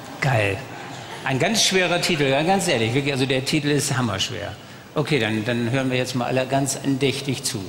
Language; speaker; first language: German; native; German